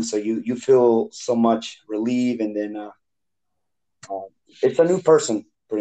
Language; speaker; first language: English; non-native, fluent; Spanish